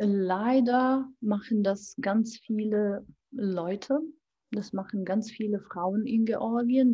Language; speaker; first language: German; non-native, fluent; Georgian